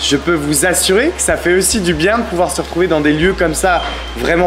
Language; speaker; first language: French; native; French